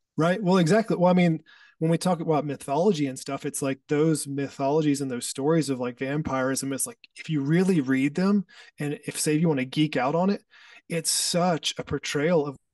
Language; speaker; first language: English; native; English